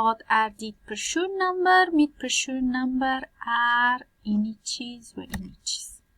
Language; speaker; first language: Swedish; non-native, learner; Persian